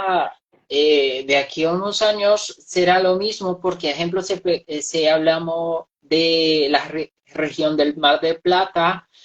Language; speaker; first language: Spanish; non-native, fluent; Portuguese